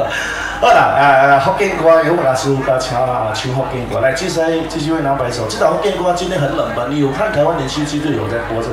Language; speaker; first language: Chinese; non-native, local second language; Min Nan Chinese